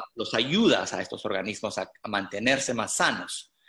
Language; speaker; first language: Spanish; native; Spanish